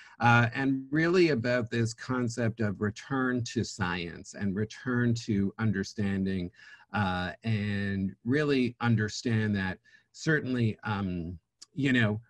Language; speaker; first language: English; native; English